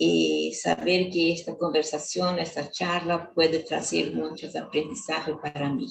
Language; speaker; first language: Spanish; non-native, learner; Portuguese